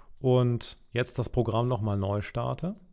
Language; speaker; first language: German; native; German